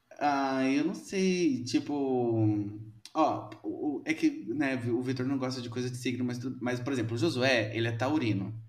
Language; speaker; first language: Portuguese; native; Portuguese